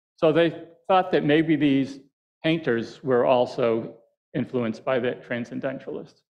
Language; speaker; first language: English; native; English